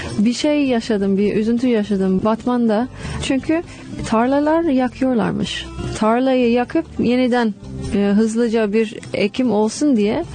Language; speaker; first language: Turkish; non-native, fluent; English